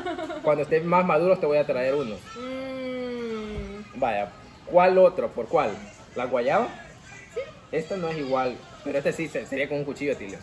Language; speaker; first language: Spanish; native; Spanish